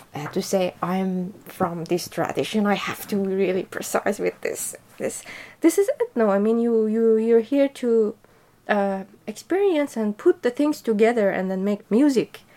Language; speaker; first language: English; non-native, fluent; Persian